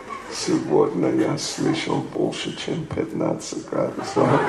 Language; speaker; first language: Russian; non-native, learner; English